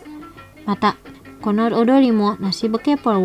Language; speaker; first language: Japanese; non-native, fluent; Indonesian